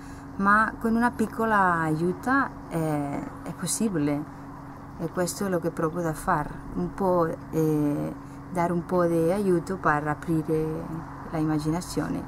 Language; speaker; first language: Italian; non-native, fluent; Spanish